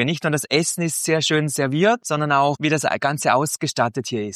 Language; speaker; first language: German; native; German